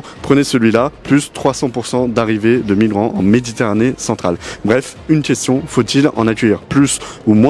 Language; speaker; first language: French; native; French